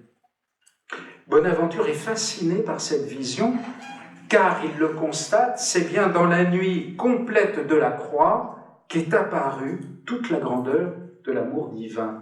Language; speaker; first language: French; native; French